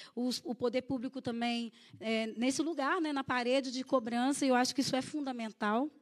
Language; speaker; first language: Portuguese; native; Portuguese